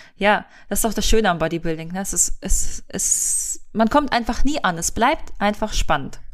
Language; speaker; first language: German; early bilingual, other home language; Russian